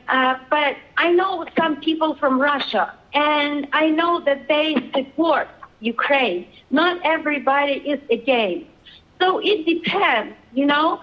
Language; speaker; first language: English; non-native, fluent; Ukrainian